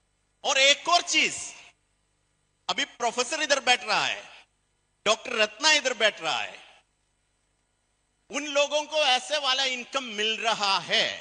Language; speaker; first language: Hindi; non-native, fluent; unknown